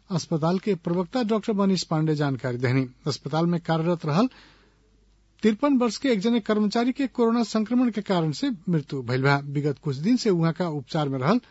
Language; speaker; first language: Bhojpuri; non-native, local second language; Nepali